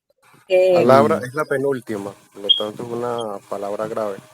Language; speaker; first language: Spanish; native; Spanish